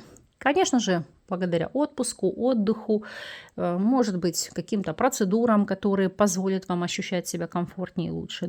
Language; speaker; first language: Russian; native; Russian